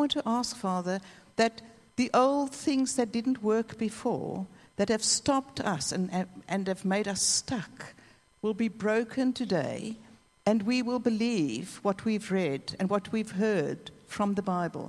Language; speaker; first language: English; native; English